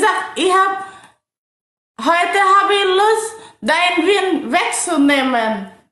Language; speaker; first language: German; non-native, learner; Indonesian